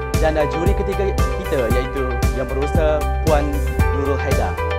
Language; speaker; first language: Malay; native; Malay